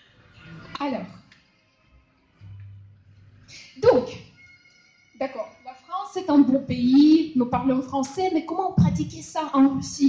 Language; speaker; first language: French; non-native, fluent; Russian